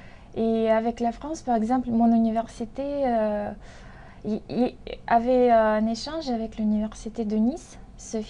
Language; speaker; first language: French; non-native, fluent; Russian